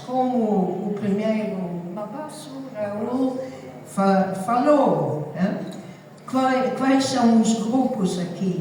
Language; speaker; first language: Portuguese; non-native, fluent; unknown